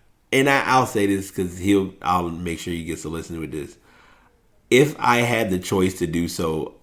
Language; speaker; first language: English; native; English